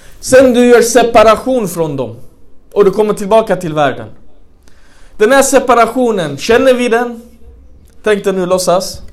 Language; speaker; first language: Swedish; non-native, fluent; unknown